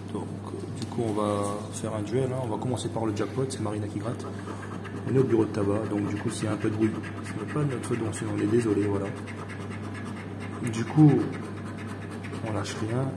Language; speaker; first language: French; native; French